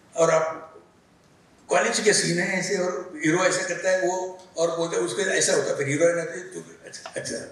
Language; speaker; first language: Hindi; non-native, local second language; Marathi